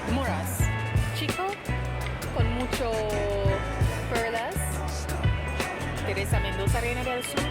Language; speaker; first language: Spanish; non-native, learner; English